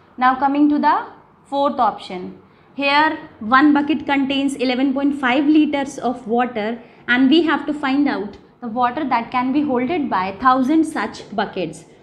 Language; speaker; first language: English; non-native, local second language; Hindi